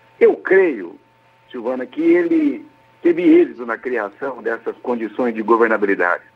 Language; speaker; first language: Portuguese; native; Portuguese